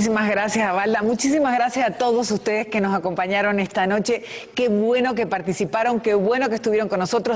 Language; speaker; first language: Spanish; native; Spanish